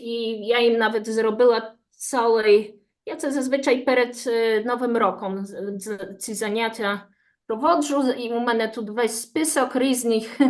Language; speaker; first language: Ukrainian; non-native, fluent; Polish